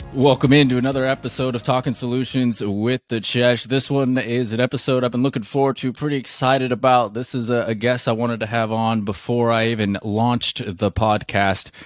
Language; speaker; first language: English; native; English